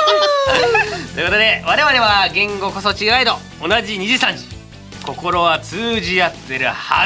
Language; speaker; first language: Japanese; native; Japanese